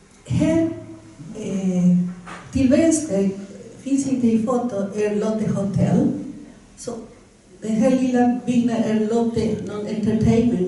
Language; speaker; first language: Swedish; non-native, fluent; Spanish